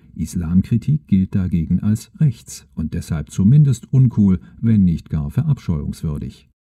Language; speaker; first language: German; native; German